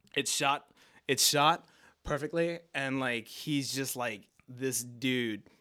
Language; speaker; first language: English; native; English